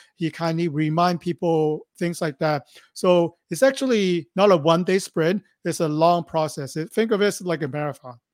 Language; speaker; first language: English; non-native, local second language; Cantonese